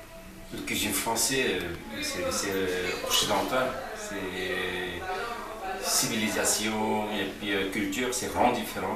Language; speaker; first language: French; non-native, learner; Korean